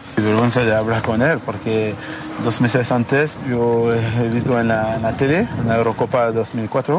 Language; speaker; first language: Spanish; non-native, learner; French